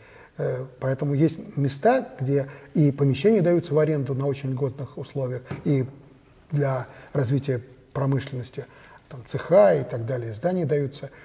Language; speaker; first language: Russian; native; Russian